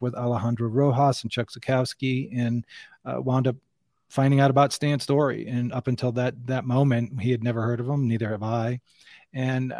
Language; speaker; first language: English; native; English